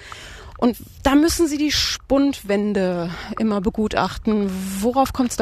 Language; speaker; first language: German; native; German